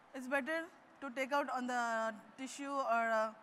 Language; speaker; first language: English; non-native, local second language; Urdu